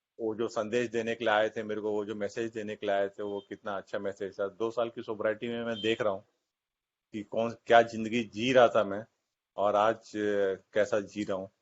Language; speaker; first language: Hindi; non-native, local second language; Marathi